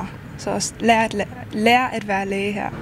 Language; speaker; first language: Danish; non-native, fluent; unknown